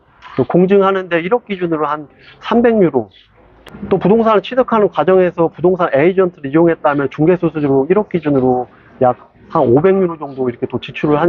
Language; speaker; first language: Korean; native; Korean